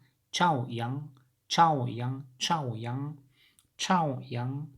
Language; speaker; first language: Chinese; non-native, learner; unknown